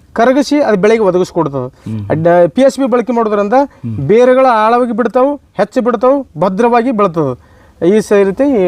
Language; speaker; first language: Kannada; non-native, local second language; Marathi